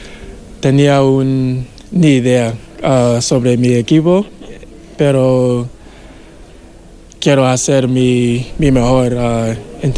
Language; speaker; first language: Spanish; non-native, learner; English